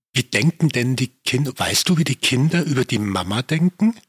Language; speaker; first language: German; native; German